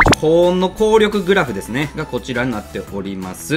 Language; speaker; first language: Japanese; native; Japanese